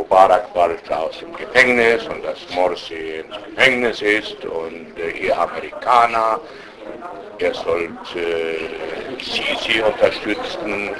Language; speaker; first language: German; non-native, fluent; Arabic